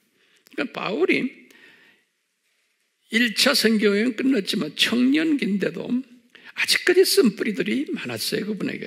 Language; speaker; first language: Korean; native; Korean